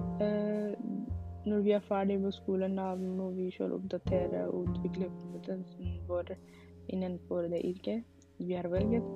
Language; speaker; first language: Norwegian; non-native, learner; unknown